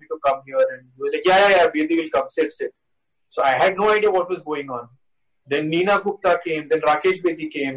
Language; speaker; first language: English; non-native, local second language; Hindi